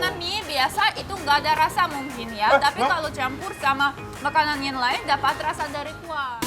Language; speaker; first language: Indonesian; non-native, fluent; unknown